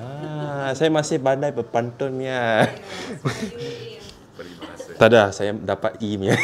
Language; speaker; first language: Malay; non-native, local second language; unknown